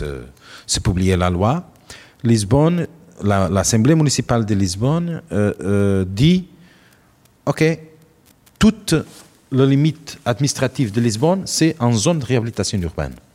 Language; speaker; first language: French; non-native, learner; Portuguese